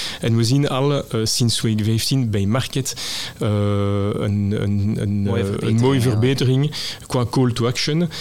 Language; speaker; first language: Dutch; non-native, local second language; French